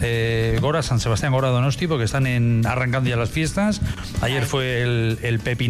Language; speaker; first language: Spanish; native; Spanish